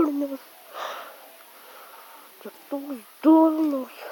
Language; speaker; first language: Lithuanian; native; Lithuanian